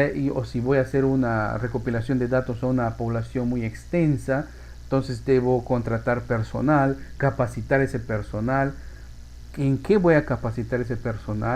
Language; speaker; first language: Spanish; native; Spanish